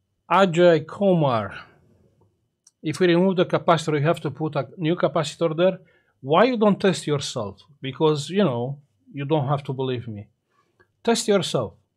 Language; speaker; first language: English; non-native, fluent; Romanian